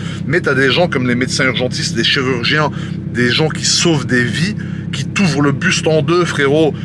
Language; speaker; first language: French; native; French